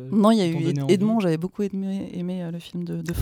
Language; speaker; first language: French; native; French